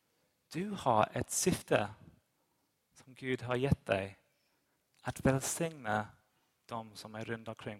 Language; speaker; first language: Swedish; non-native, fluent; English